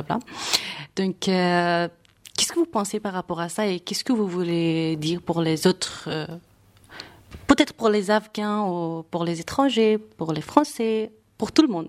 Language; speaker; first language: French; non-native, fluent; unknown